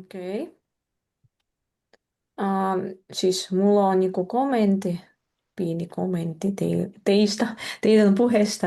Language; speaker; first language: Finnish; non-native, fluent; Russian